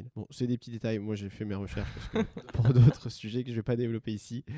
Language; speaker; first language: French; native; French